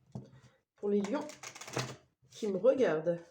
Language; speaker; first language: French; native; French